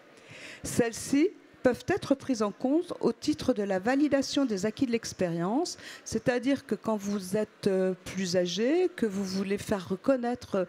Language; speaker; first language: French; native; French